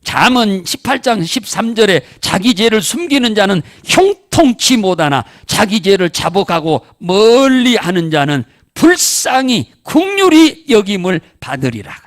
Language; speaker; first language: Korean; native; Korean